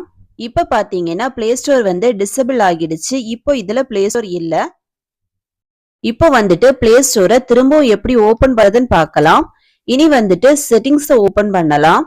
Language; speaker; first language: Tamil; native; Tamil